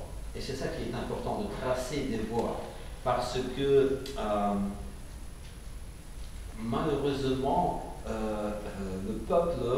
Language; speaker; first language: French; non-native, fluent; Ukrainian